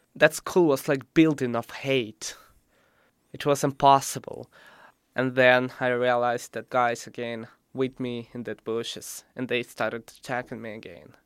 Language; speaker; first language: English; non-native, fluent; Russian